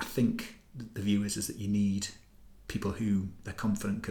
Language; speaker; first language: English; native; English